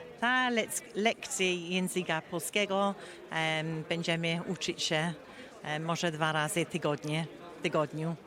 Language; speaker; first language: Polish; early bilingual, heritage; Polish